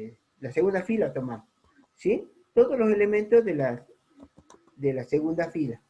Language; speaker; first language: Spanish; native; Spanish